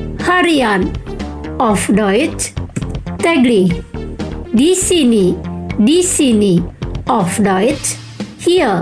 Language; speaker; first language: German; non-native, fluent; Indonesian